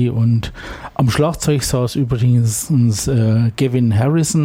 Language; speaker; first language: German; native; German